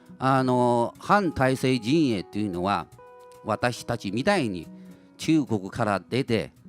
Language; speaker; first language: Japanese; non-native, fluent; Chinese